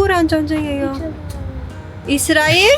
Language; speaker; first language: Korean; non-native, learner; Persian